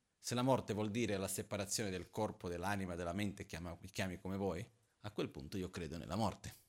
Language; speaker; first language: Italian; non-native, fluent; Portuguese